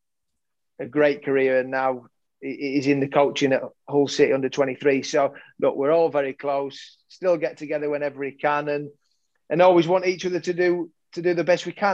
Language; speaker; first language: English; native; English